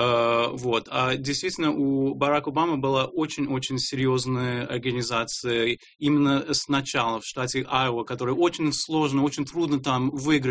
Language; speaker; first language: Russian; non-native, fluent; English